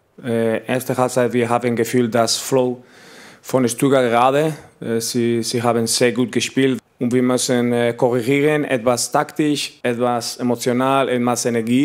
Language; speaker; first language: German; non-native, learner; Spanish